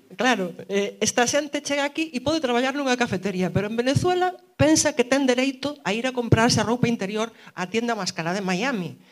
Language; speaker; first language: Galician; early bilingual, other home language; Spanish